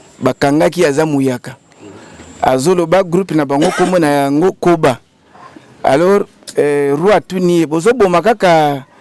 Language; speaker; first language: Lingala; non-native, local second language; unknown